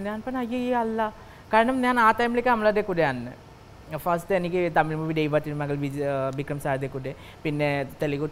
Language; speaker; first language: Malayalam; non-native, local second language; Assamese